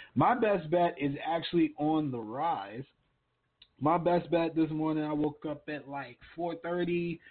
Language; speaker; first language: English; native; English